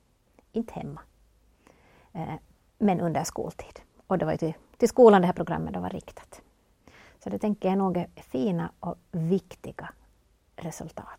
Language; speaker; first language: Swedish; native; Swedish